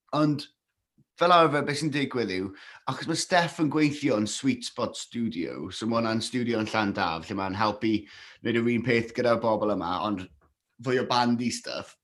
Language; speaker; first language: Welsh; native; Welsh